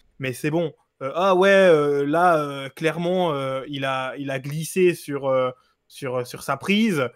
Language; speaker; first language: French; early bilingual, other home language; Portuguese